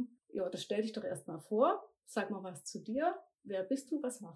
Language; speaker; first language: German; native; German